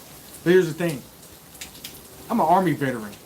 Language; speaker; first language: English; native; English